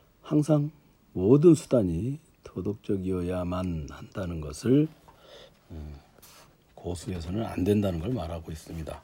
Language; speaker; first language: Korean; native; Korean